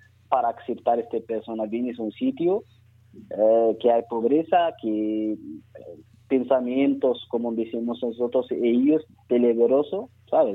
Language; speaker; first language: Spanish; non-native, learner; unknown